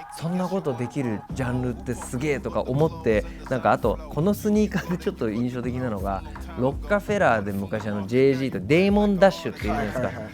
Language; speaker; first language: Japanese; native; Japanese